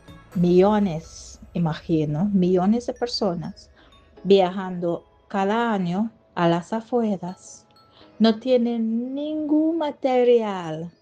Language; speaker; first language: Spanish; non-native, fluent; English